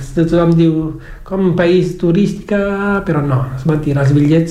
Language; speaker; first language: Catalan; non-native, fluent; Kabuverdianu